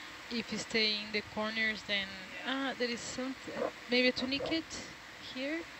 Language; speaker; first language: English; non-native, fluent; Portuguese